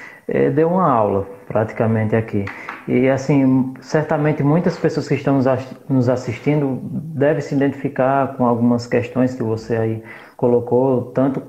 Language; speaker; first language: Portuguese; native; Portuguese